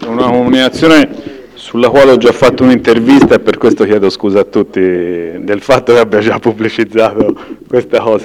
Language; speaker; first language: Italian; native; Italian